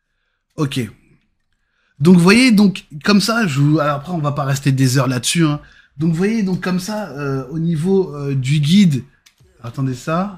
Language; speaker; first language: French; native; French